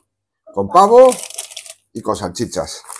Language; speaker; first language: Spanish; native; Spanish